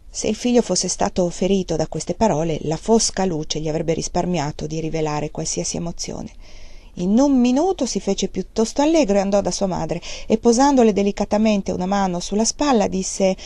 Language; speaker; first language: Italian; native; Italian